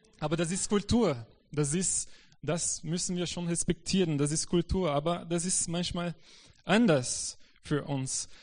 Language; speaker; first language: German; non-native, fluent; Portuguese